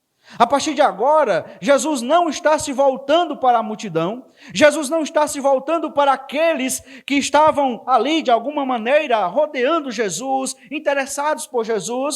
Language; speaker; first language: Portuguese; native; Portuguese